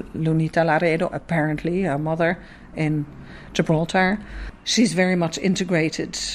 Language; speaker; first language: English; non-native, fluent; Dutch